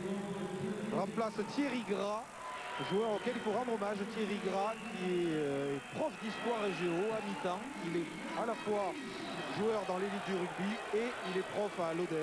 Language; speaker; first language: French; native; French